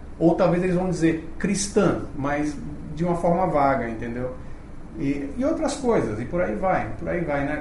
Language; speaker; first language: Portuguese; native; Portuguese